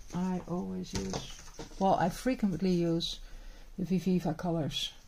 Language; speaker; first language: English; non-native, fluent; Dutch